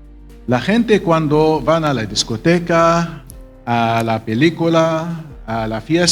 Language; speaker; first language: Spanish; non-native, fluent; Arabic